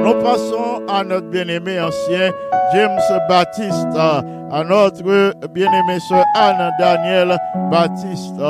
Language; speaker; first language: French; non-native, local second language; Haitian Creole